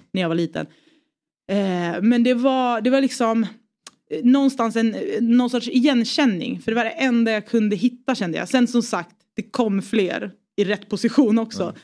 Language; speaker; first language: Swedish; early bilingual, other home language; Persian